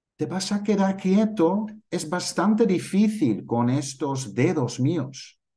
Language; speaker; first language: Spanish; non-native, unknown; Dutch